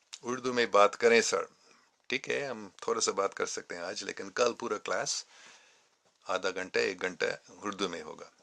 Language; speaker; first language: Hindi; non-native, fluent; English